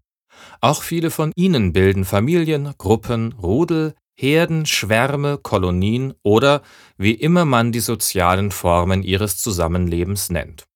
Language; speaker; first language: German; native; German